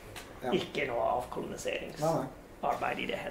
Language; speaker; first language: Norwegian; non-native, fluent; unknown